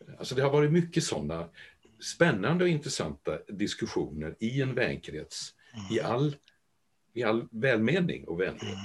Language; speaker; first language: Swedish; native; Swedish